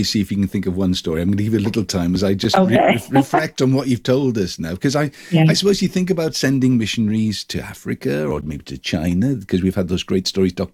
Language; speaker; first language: English; native; English